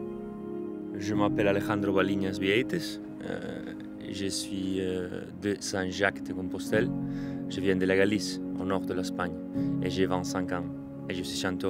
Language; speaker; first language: French; non-native, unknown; Spanish